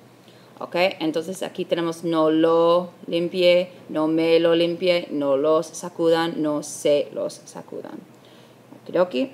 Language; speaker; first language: Spanish; non-native, fluent; English